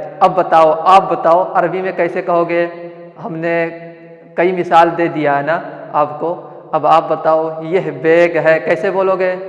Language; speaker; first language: Urdu; non-native, local second language; Malayalam